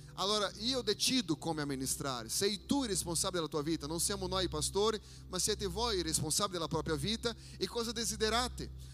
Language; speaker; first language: Italian; non-native, fluent; Portuguese